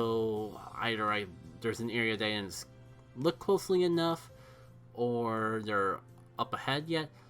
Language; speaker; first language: English; native; English